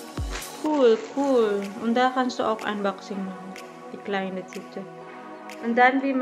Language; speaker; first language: German; non-native, learner; Filipino